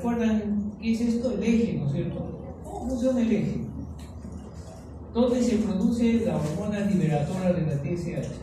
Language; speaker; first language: Spanish; native; Spanish